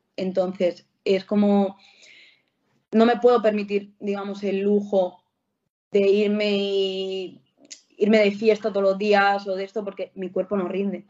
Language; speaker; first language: Spanish; native; Spanish